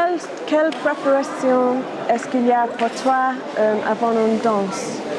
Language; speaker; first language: French; non-native, learner; English